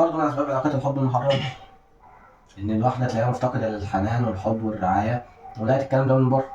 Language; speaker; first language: Arabic; native; Arabic